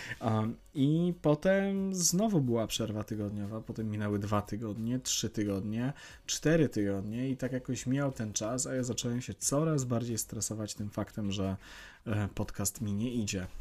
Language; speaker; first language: Polish; native; Polish